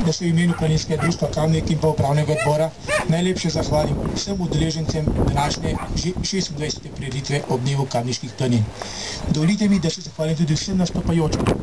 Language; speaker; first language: Slovenian; native; Slovenian